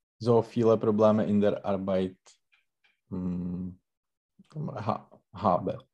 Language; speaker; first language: German; non-native, learner; Czech